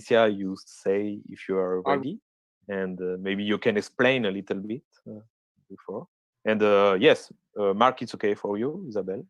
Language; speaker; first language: English; non-native, fluent; French